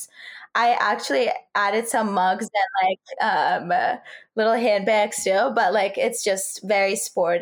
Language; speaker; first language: English; non-native, fluent; Turkish